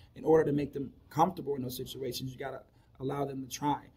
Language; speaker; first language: English; native; English